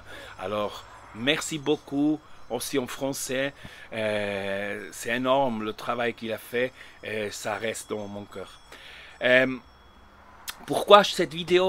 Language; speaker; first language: French; non-native, learner; Spanish